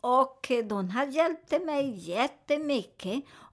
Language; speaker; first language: Swedish; non-native, fluent; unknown